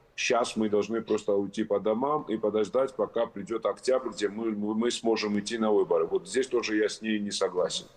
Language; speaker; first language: Russian; non-native, local second language; Georgian